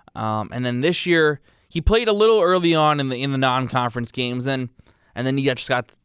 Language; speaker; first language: English; native; English